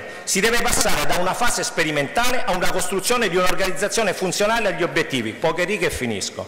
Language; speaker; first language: Italian; native; Italian